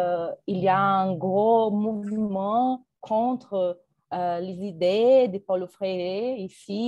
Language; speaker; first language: French; non-native, fluent; Portuguese